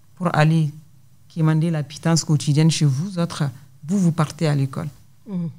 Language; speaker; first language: French; non-native, local second language; Hausa